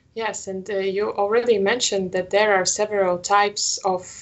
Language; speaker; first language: English; non-native, fluent; Latvian